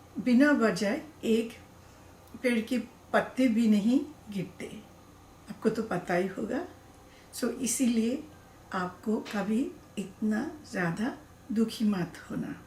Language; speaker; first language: Hindi; non-native, learner; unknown